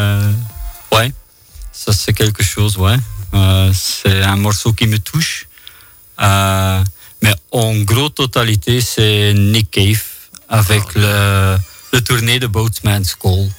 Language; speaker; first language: French; non-native, local second language; Dutch